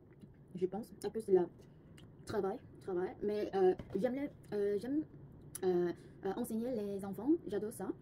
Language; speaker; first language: French; non-native, learner; Korean